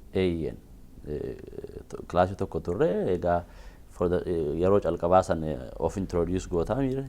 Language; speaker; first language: Oromo; non-native, local second language; Amharic